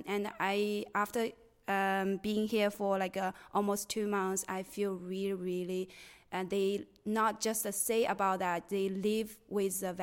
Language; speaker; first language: English; non-native, fluent; Chinese